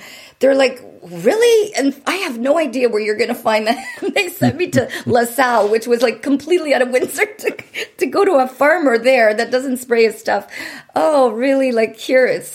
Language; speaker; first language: English; native; English